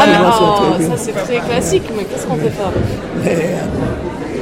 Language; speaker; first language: French; native; French